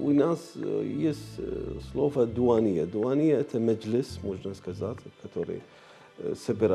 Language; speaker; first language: Russian; non-native, learner; Arabic